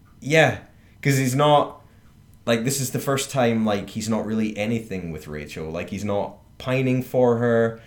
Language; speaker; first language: English; native; English